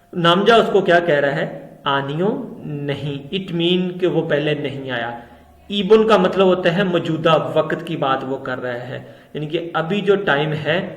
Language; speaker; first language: Urdu; non-native, local second language; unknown